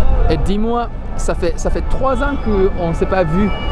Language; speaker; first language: French; non-native, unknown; Japanese